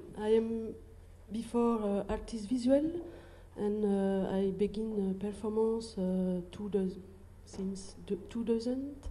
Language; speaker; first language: English; non-native, learner; French